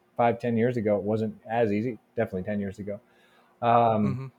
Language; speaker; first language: English; native; English